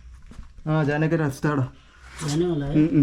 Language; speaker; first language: Hindi; non-native, local second language; Malayalam